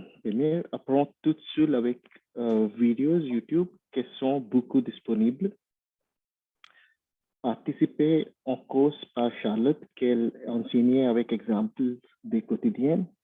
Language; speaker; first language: French; non-native, learner; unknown